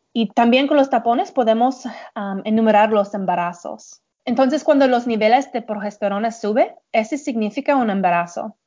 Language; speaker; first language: Spanish; non-native, learner; English